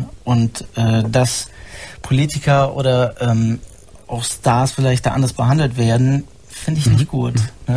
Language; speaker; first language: German; native; German